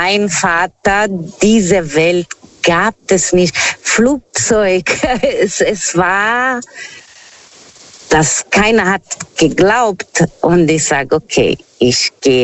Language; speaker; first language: German; non-native, fluent; Portuguese